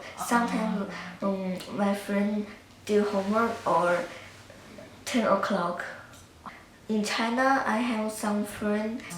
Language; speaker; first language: English; non-native, learner; Chinese